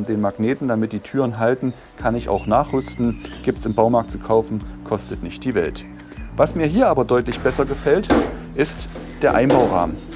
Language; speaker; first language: German; native; German